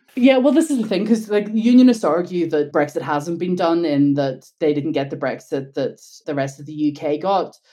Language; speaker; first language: English; native; English